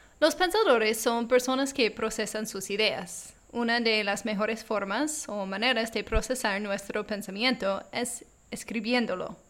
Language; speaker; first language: Spanish; non-native, fluent; English